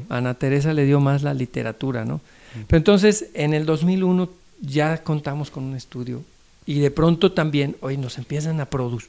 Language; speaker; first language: Spanish; native; Spanish